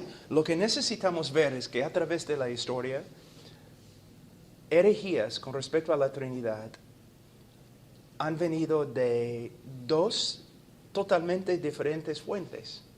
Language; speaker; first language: Spanish; non-native, fluent; English